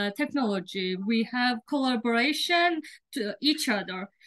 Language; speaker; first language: English; non-native, learner; Georgian